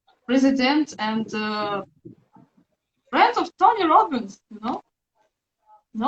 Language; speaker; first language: English; non-native, learner; Russian